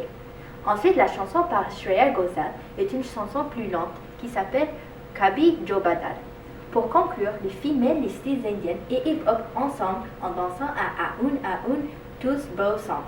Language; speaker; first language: French; non-native, learner; English